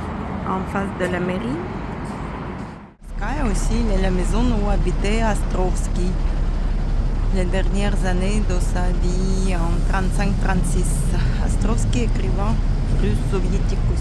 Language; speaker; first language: French; non-native, fluent; Russian